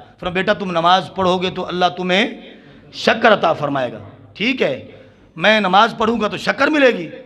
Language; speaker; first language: Urdu; non-native, local second language; Punjabi